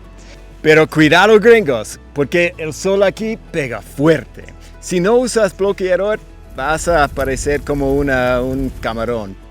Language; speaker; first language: Spanish; non-native, fluent; English